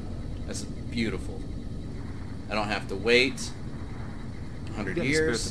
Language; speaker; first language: English; native; English